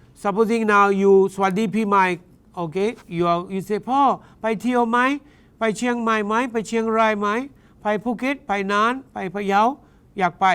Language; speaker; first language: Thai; non-native, learner; English